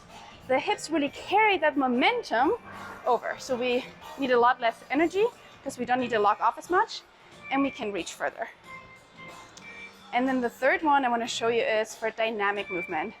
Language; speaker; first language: English; native; English